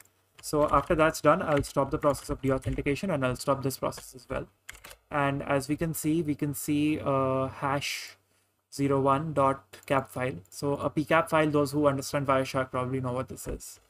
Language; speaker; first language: English; non-native, local second language; Hindi